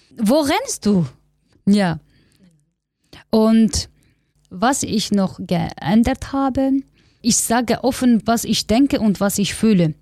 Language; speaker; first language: German; non-native, learner; Kurdish